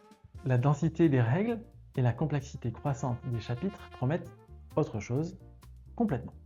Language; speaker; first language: French; native; French